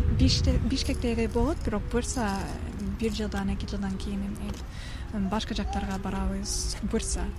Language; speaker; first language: Kyrgyz; non-native, fluent; English